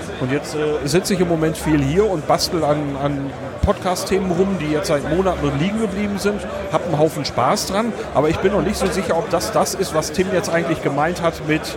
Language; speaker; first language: German; native; German